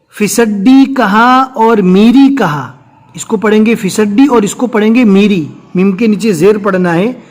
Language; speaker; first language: Urdu; non-native, local second language; Gujarati